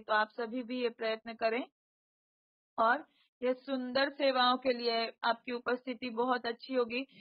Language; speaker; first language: Hindi; non-native, local second language; Marathi